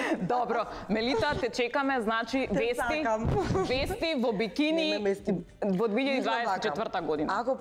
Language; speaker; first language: Macedonian; native; Macedonian